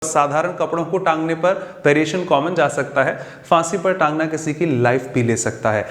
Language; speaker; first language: Hindi; native; Hindi